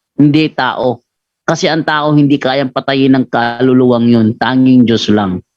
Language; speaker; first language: Filipino; non-native, local second language; Cebuano